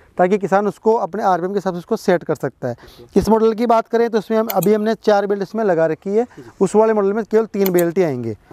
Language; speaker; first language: Hindi; native; Hindi